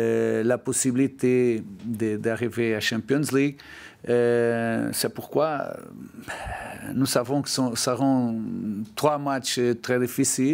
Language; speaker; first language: French; non-native, learner; Portuguese